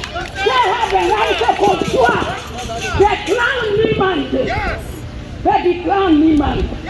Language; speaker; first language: German; non-native, learner; Yoruba